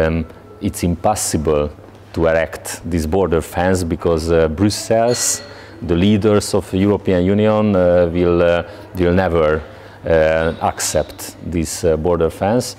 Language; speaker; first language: English; non-native, learner; Hungarian